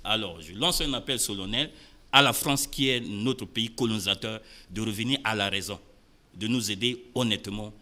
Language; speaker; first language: French; non-native, local second language; Sango